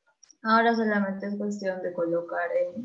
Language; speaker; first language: Spanish; native; Spanish